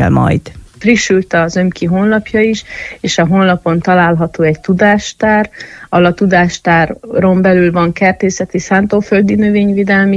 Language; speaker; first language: Hungarian; native; Hungarian